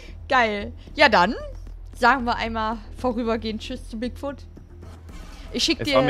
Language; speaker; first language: German; native; German